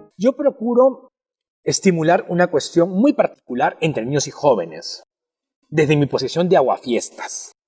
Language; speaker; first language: Spanish; native; Spanish